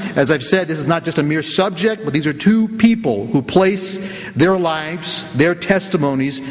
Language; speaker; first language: English; native; English